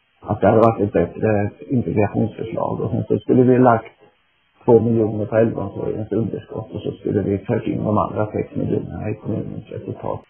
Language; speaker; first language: Swedish; native; Swedish